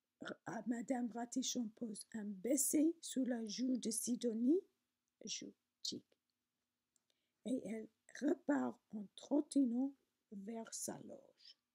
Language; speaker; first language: French; non-native, learner; English